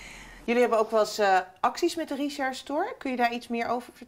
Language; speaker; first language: Dutch; native; Dutch